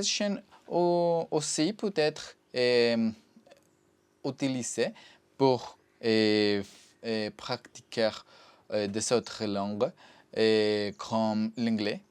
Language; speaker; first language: French; non-native, learner; Spanish